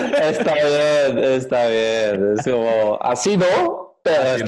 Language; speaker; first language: Spanish; non-native, fluent; Dutch